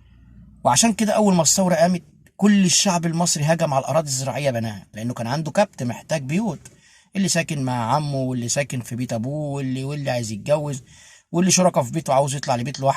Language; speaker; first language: Arabic; native; Arabic